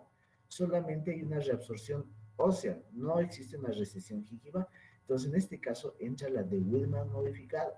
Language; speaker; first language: Spanish; native; Spanish